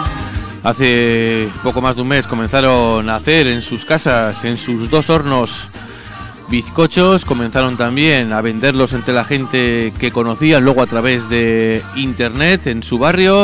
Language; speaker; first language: Spanish; native; Spanish